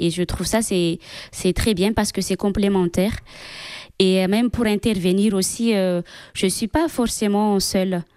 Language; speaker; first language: French; non-native, local second language; Malagasy